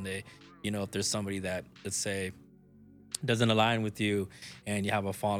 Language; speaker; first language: English; native; English